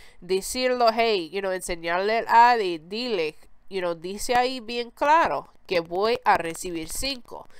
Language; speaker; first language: Spanish; early bilingual, heritage; Spanish